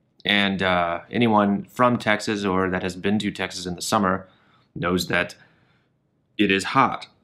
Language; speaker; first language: English; native; English